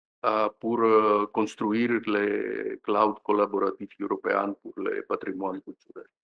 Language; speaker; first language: French; non-native, fluent; Greek